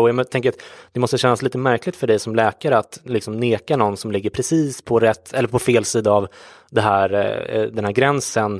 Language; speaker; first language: Swedish; native; Swedish